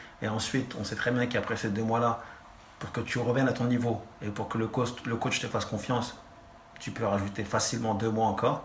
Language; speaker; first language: French; native; French